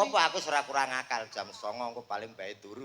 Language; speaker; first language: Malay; non-native, local second language; Javanese